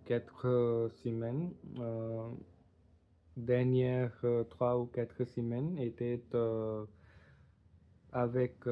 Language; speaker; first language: French; non-native, learner; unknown